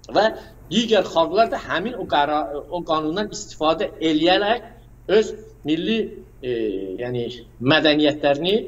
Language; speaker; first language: Azerbaijani; non-native, local second language; Talysh